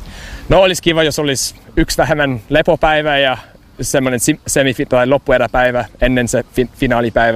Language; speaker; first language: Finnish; early bilingual, heritage; English